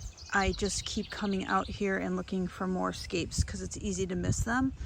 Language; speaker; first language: English; native; English